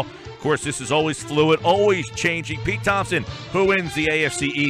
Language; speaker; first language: English; native; English